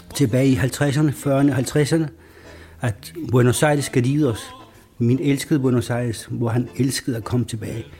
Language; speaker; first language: Danish; non-native, fluent; Spanish